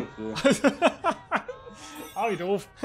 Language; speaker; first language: German; native; German